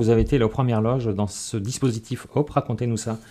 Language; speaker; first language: French; native; French